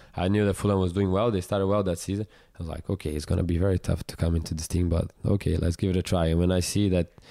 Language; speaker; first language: English; non-native, fluent; Portuguese